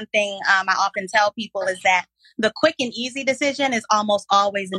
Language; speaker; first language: English; native; English